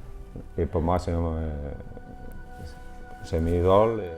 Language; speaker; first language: French; non-native, learner; Spanish